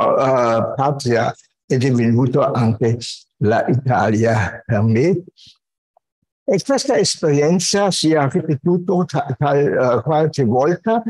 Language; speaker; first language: Italian; non-native, fluent; German